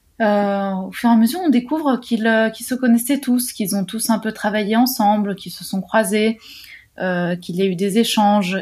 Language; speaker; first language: French; non-native, fluent; Italian